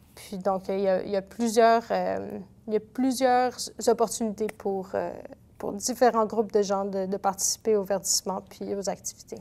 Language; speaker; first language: French; native; French